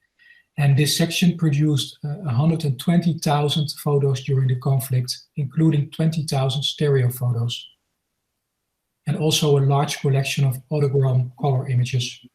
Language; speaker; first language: English; non-native, fluent; Dutch